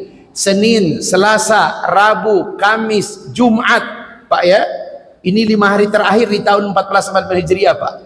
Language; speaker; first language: Indonesian; native; Indonesian